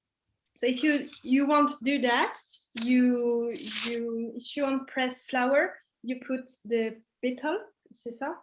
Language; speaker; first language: English; non-native, learner; French